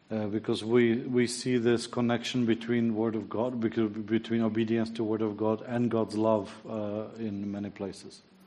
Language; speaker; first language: English; non-native, fluent; Czech